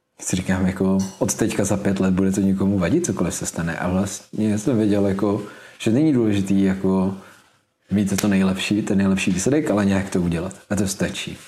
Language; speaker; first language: Czech; native; Czech